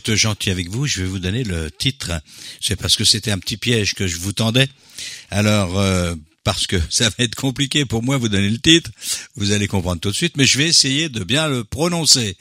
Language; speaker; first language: French; native; French